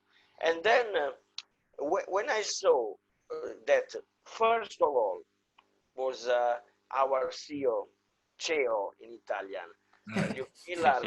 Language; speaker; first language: English; non-native, fluent; Italian